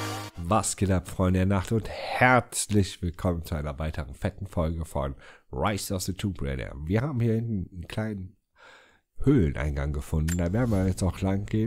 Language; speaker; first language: German; native; German